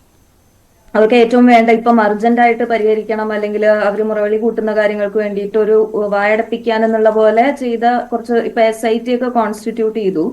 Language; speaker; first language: Malayalam; native; Malayalam